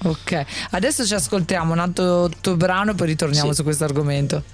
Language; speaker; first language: Italian; native; Italian